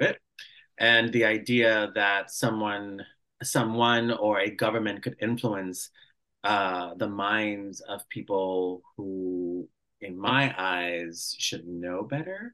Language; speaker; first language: English; early bilingual, other home language; Spanish